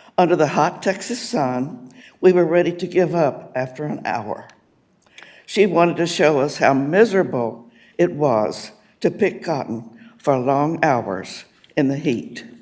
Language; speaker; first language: English; native; English